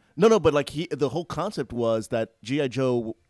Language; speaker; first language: English; native; English